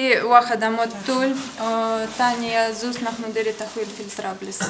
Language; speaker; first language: Arabic; non-native, learner; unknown